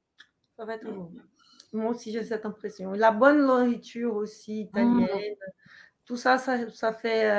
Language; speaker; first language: French; non-native, fluent; Portuguese